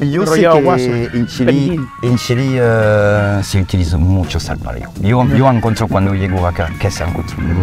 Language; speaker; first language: Spanish; non-native, learner; French